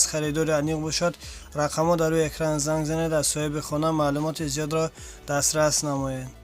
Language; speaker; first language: Tajik; native; Tajik